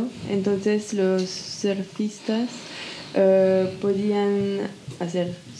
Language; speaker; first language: Spanish; non-native, learner; French